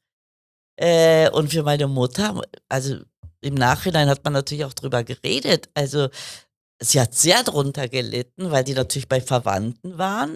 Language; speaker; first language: German; early bilingual, other home language; Kurdish